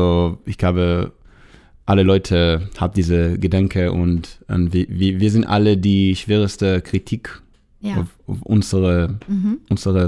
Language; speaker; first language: German; non-native, learner; Hebrew